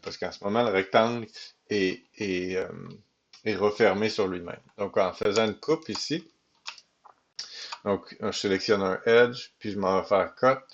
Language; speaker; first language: French; native; French